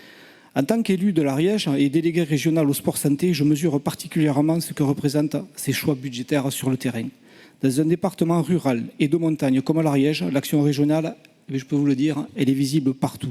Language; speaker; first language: French; native; French